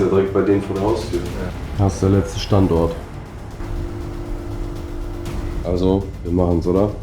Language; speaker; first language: German; native; German